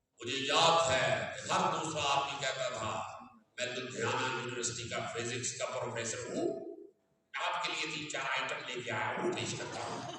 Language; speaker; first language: Urdu; non-native, local second language; Punjabi